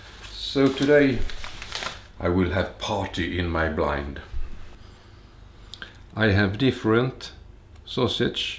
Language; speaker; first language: English; non-native, fluent; Swedish